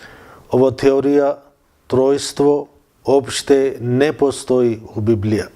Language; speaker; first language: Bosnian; non-native, fluent; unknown